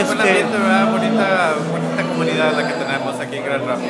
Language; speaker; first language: Spanish; native; Spanish